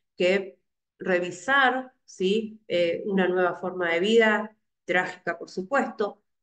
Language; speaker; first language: Spanish; native; Spanish